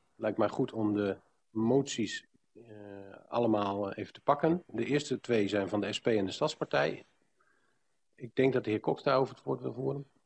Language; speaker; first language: Dutch; native; Dutch